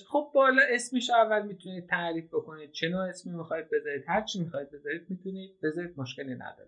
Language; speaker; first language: Persian; native; Persian